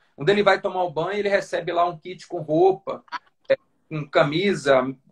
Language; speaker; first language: Portuguese; native; Portuguese